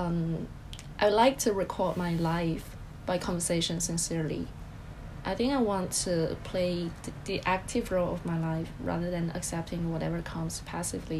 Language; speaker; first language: English; non-native, fluent; Chinese